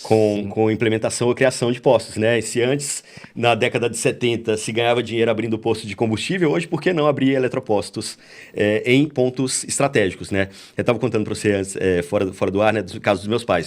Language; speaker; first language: Portuguese; native; Portuguese